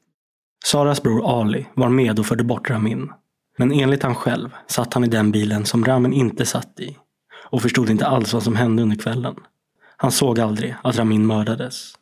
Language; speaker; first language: Swedish; native; Swedish